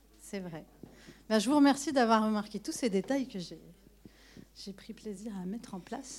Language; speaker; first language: French; native; French